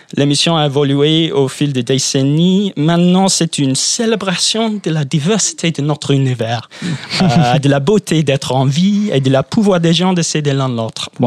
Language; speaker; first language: French; non-native, fluent; English